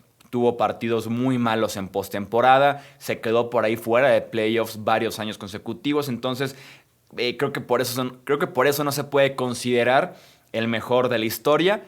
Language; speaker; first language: Spanish; native; Spanish